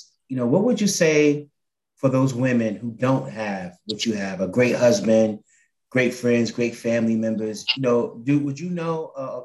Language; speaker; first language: English; native; English